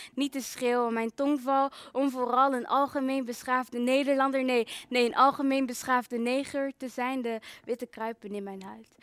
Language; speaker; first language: Dutch; early bilingual, other home language; Kinyarwanda